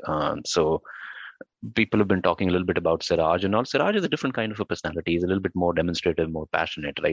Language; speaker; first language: English; non-native, local second language; Hindi